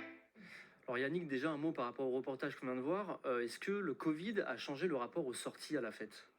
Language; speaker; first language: French; native; French